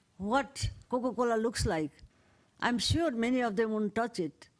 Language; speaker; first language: English; non-native, local second language; Nepali